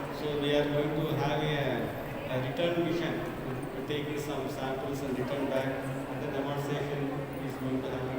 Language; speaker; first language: English; non-native, local second language; Tamil